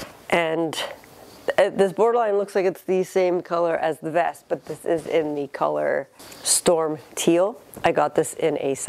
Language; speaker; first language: English; native; English